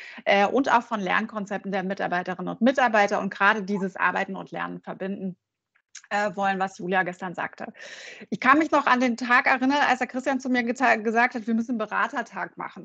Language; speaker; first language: German; native; German